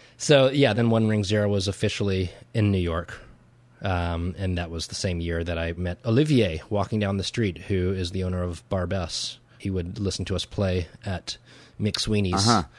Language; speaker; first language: English; native; English